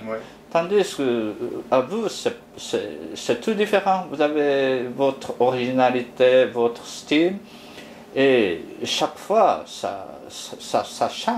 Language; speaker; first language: French; non-native, fluent; Japanese